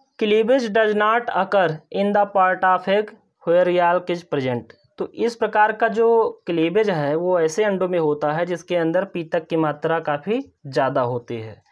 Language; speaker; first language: Hindi; native; Hindi